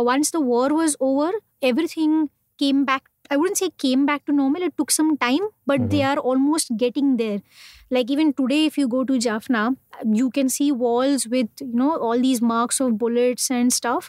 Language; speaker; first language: English; non-native, local second language; Hindi